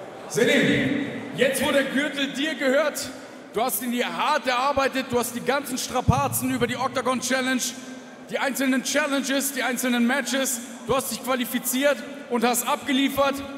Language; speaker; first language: German; native; German